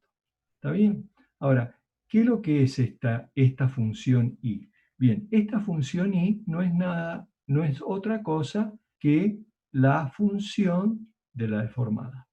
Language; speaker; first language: Spanish; native; Spanish